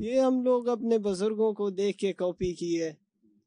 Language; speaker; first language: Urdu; non-native, local second language; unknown